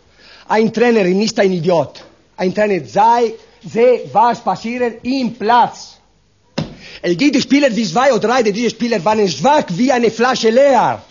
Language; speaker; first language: German; non-native, learner; Italian